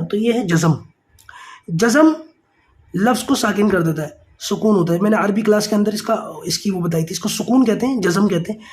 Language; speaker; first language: Urdu; native; Urdu